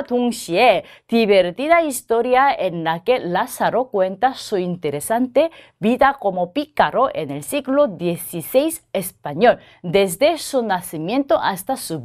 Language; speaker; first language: Spanish; non-native, fluent; Korean